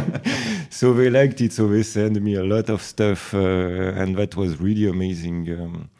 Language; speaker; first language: English; non-native, fluent; French